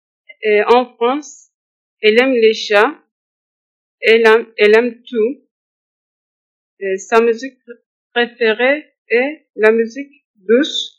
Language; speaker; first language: French; non-native, learner; Turkish